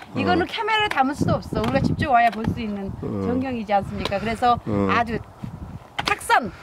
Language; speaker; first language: Korean; native; Korean